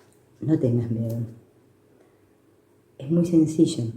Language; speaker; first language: Spanish; native; Spanish